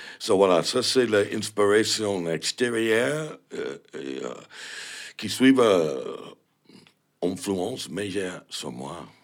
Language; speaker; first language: French; non-native, learner; English